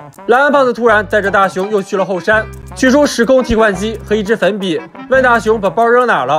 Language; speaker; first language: Chinese; native; Chinese